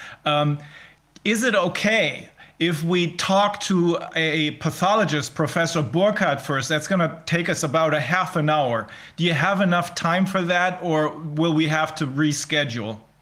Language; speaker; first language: English; non-native, fluent; German